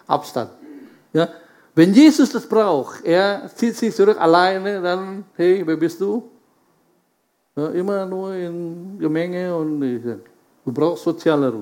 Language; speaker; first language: German; non-native, fluent; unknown